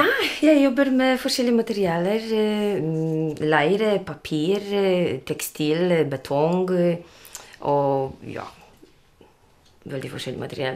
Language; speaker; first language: Norwegian; non-native, learner; Polish